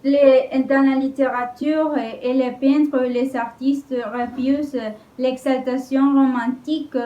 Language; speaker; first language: French; non-native, learner; Spanish